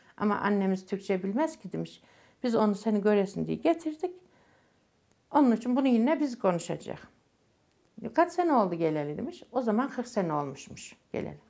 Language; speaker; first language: Turkish; non-native, local second language; Macedonian